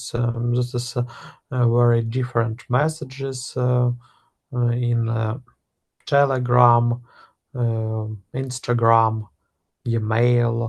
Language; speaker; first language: English; non-native, learner; Russian